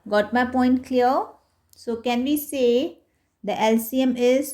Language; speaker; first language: English; non-native, local second language; Hindi